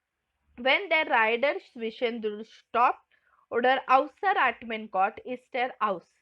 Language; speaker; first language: German; non-native, fluent; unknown